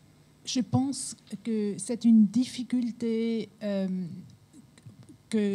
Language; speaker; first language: French; non-native, local second language; German